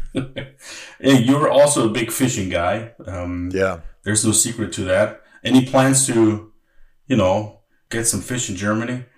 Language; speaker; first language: English; non-native, fluent; German